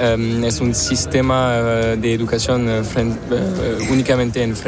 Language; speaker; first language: Spanish; non-native, learner; French